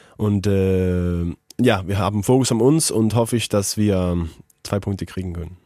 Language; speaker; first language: German; non-native, learner; Faroese